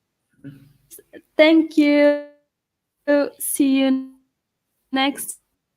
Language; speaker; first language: English; non-native, fluent; Arabic